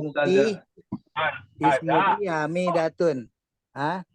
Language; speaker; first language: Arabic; non-native, fluent; Indonesian